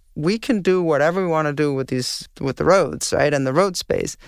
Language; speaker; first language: English; non-native, fluent; Danish